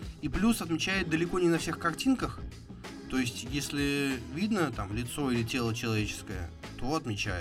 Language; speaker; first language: Russian; native; Russian